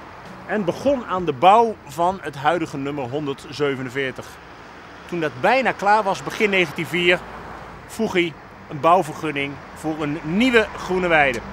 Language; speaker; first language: Dutch; native; Dutch